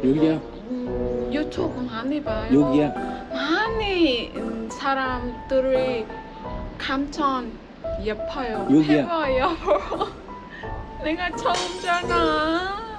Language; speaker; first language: Korean; non-native, learner; Vietnamese